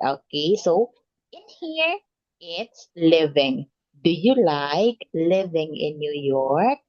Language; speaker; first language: English; non-native, local second language; Filipino